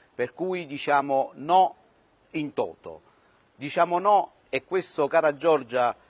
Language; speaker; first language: Italian; native; Italian